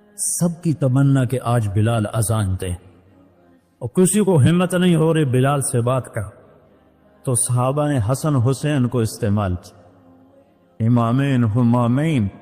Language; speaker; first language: Urdu; non-native, local second language; Punjabi